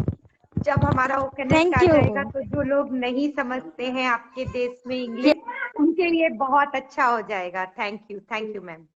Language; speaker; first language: Hindi; native; Hindi